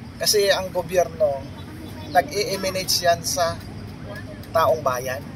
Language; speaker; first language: Filipino; native; Filipino